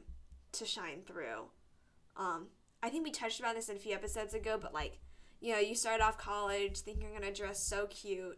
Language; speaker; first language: English; native; English